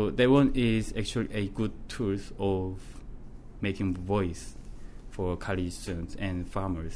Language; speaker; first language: English; non-native, fluent; Korean